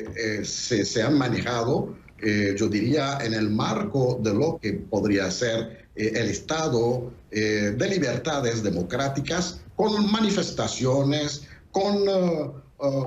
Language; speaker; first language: Spanish; non-native, fluent; Haitian Creole